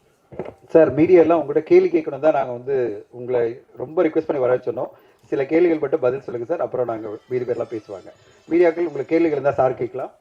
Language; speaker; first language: Tamil; native; Tamil